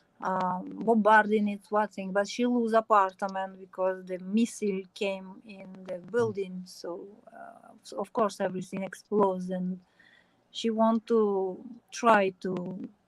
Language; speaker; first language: English; non-native, learner; Ukrainian